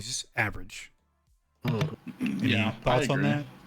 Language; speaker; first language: English; native; English